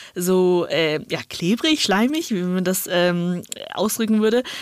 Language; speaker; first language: German; non-native, fluent; Chinese